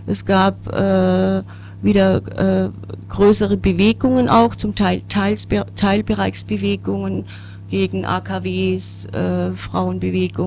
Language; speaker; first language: German; native; German